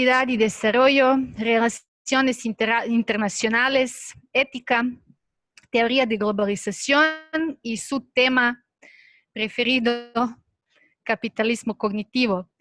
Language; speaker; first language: Spanish; non-native, fluent; Serbian